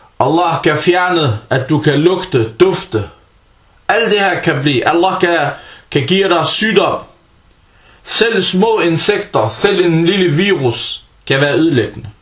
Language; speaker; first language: Danish; early bilingual, other home language; Arabic